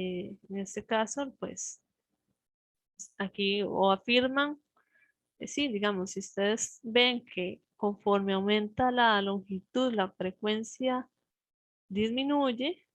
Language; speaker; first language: Spanish; native; Spanish